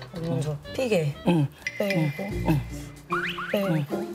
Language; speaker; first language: Korean; non-native, fluent; French